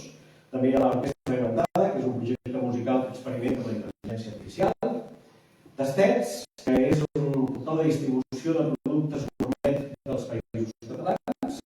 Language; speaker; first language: Catalan; native; Catalan